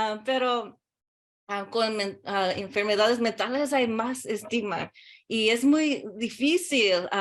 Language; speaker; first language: Spanish; early bilingual, heritage; English